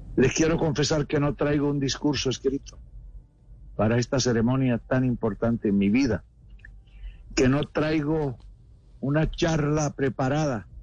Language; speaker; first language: Spanish; native; Spanish